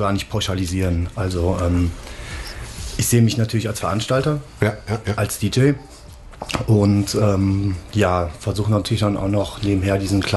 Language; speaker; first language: German; native; German